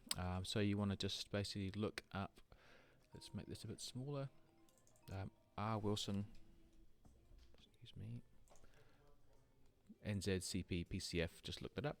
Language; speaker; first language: English; native; English